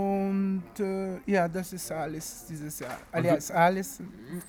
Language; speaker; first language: German; non-native, learner; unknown